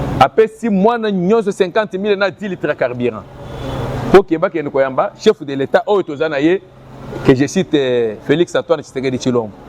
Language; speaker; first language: Lingala; non-native, local second language; Luba-Lulua